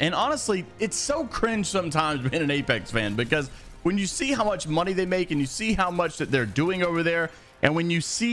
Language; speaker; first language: English; native; English